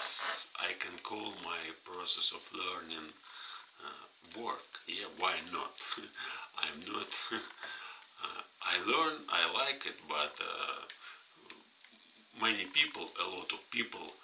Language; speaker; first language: English; non-native, fluent; Russian